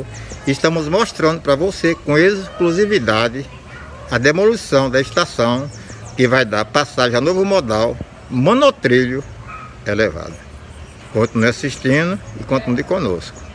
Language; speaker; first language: Portuguese; native; Portuguese